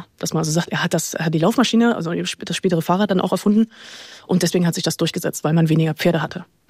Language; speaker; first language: German; native; German